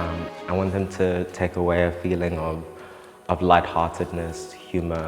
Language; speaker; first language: English; native; English